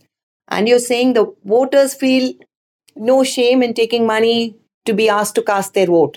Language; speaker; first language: English; non-native, local second language; Kannada